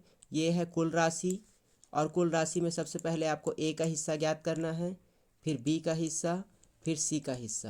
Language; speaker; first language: Hindi; native; Hindi